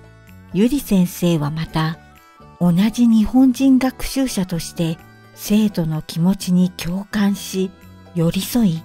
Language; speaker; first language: Japanese; native; Japanese